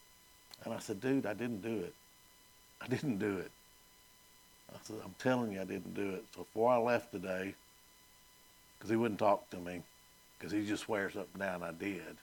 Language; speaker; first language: English; native; English